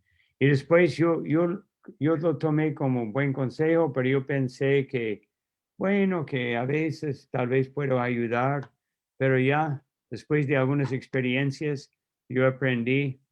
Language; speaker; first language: Spanish; non-native, fluent; English